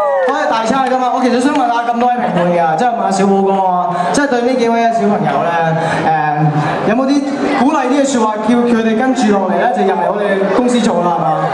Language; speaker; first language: Cantonese; native; Cantonese